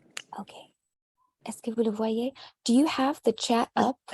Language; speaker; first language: French; native; French